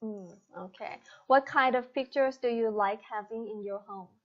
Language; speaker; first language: English; non-native, fluent; Thai